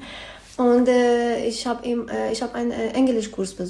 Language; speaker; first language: German; non-native, learner; Persian